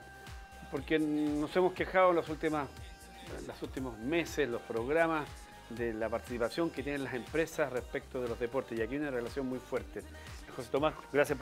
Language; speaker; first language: Spanish; native; Spanish